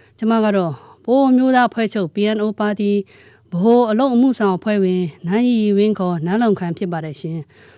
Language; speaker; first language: Burmese; non-native, local second language; Pa'o Karen